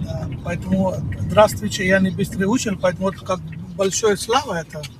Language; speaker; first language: Russian; non-native, learner; Hindi